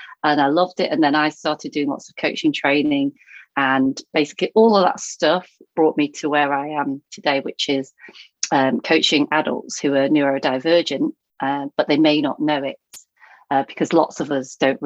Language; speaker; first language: English; native; English